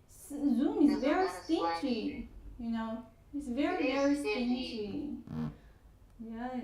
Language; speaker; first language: English; non-native, fluent; Chinese